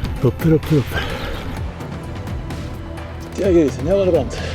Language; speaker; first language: Swedish; native; Swedish